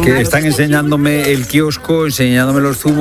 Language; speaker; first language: Spanish; native; Spanish